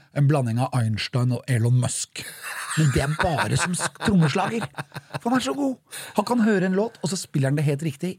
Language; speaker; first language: Norwegian; native; Norwegian